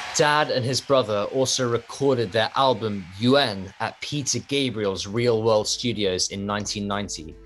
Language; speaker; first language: English; native; English